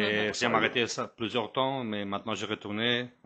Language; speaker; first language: French; non-native, fluent; Portuguese